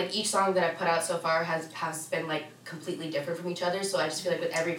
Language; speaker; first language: English; native; English